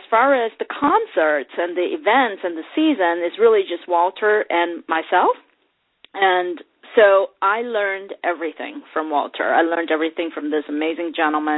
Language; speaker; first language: English; non-native, local second language; Cantonese